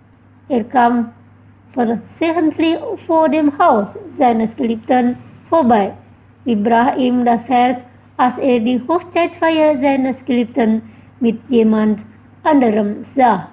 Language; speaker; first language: German; non-native, fluent; Indonesian